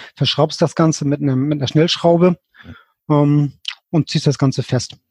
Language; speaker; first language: German; native; German